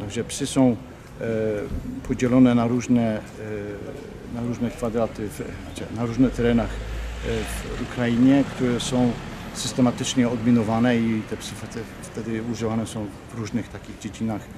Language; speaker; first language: Polish; early bilingual, heritage; Polish